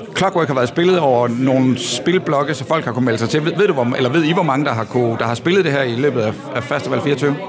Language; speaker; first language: Danish; native; Danish